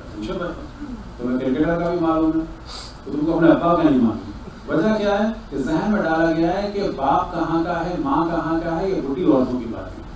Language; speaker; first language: Urdu; native; Urdu